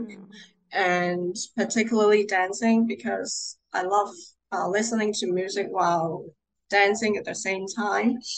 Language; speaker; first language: English; non-native, local second language; Cantonese